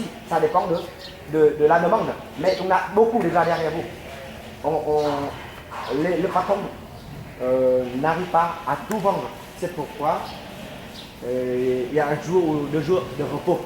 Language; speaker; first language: French; non-native, fluent; Vietnamese